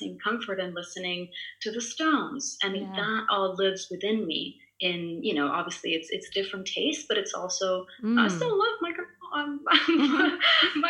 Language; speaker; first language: English; non-native, fluent; Italian